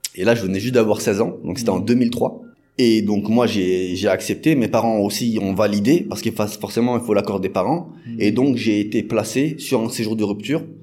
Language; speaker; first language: French; native; French